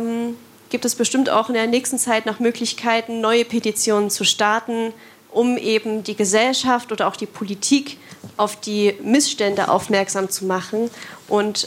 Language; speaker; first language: German; native; German